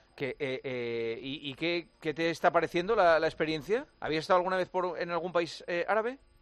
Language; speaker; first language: Spanish; native; Spanish